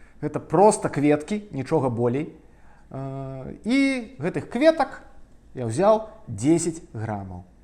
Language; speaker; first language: Belarusian; non-native, local second language; Russian